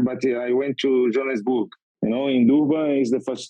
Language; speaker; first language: English; non-native, learner; Portuguese